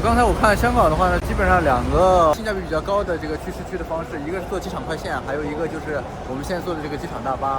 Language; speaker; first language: Chinese; native; Chinese